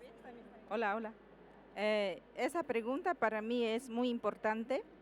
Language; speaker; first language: Spanish; non-native, local second language; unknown